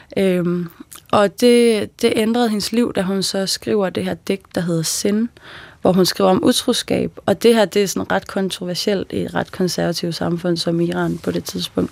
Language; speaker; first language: Danish; early bilingual, other home language; Persian